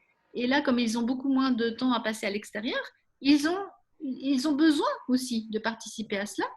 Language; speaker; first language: French; native; French